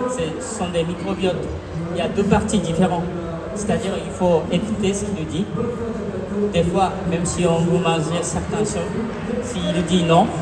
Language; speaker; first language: French; non-native, fluent; Japanese